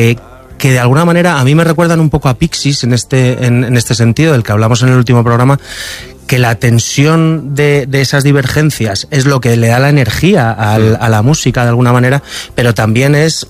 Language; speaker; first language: Spanish; native; Spanish